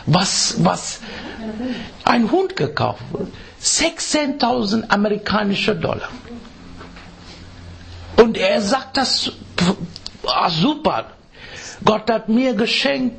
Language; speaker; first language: German; non-native, fluent; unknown